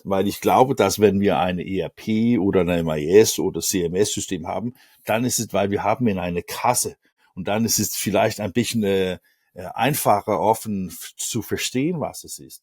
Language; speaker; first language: German; non-native, learner; Danish